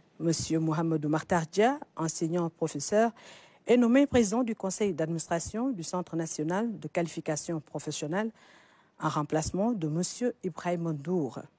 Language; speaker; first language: French; non-native, local second language; Wolof